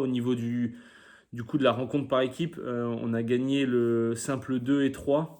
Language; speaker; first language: French; native; French